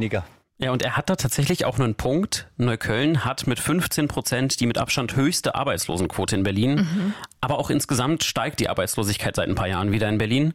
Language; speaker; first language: German; native; German